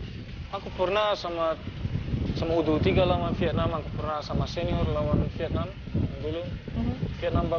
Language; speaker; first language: Indonesian; non-native, learner; Dutch